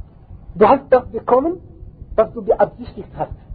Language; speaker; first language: German; non-native, fluent; Arabic